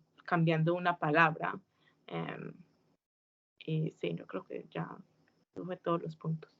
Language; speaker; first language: Spanish; early bilingual, heritage; Spanish